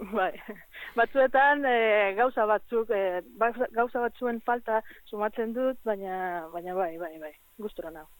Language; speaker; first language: Basque; non-native, learner; Spanish